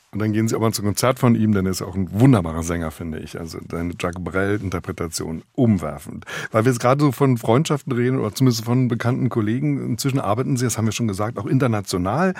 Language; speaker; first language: German; native; German